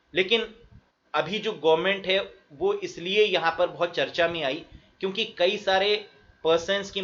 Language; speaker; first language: Hindi; native; Hindi